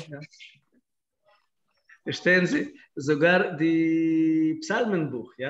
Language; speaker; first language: German; non-native, fluent; Russian